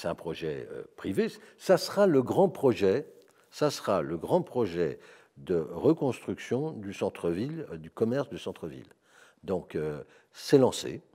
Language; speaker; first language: French; native; French